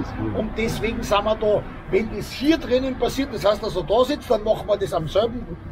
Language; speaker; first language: German; native; German